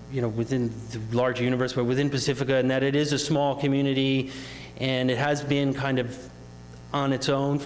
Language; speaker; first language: English; native; English